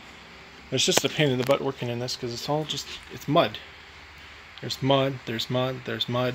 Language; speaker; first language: English; native; English